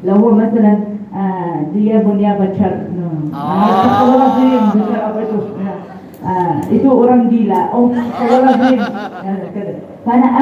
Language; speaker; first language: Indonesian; non-native, learner; Arabic